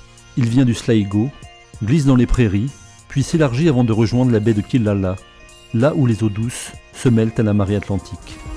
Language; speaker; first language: French; native; French